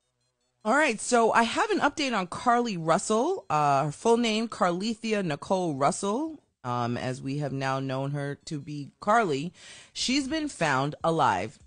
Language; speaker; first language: English; native; English